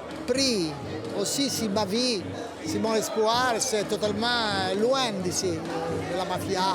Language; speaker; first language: French; non-native, fluent; Italian